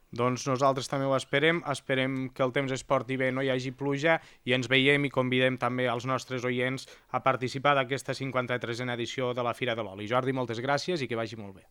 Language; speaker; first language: Catalan; native; Catalan